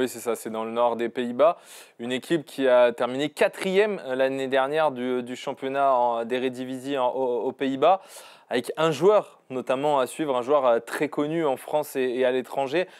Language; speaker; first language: French; native; French